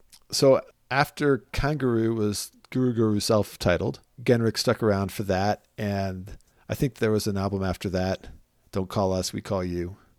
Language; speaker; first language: English; native; English